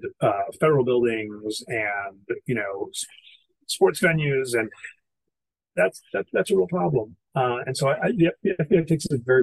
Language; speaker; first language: English; native; English